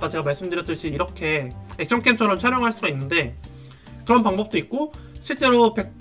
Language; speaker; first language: Korean; native; Korean